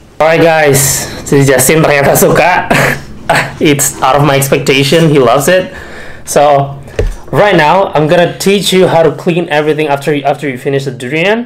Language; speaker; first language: English; non-native, fluent; Indonesian